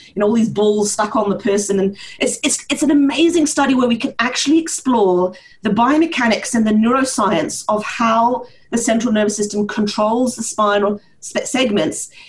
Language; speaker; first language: English; early bilingual, heritage; Norwegian